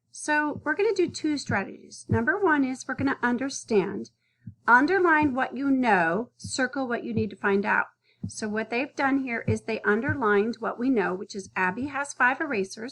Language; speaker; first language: English; native; English